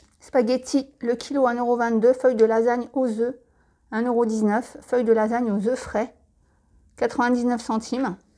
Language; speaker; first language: French; native; French